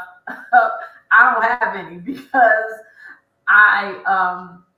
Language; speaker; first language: English; native; English